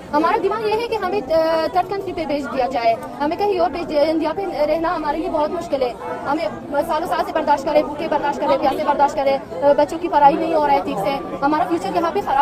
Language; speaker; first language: Hindi; non-native, fluent; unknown